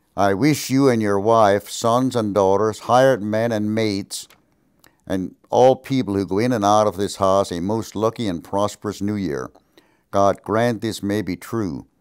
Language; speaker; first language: English; early bilingual, other home language; German